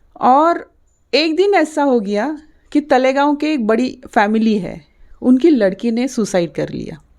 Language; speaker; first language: Hindi; non-native, local second language; Marathi